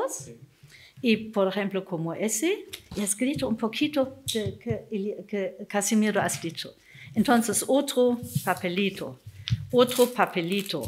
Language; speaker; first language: Spanish; non-native, learner; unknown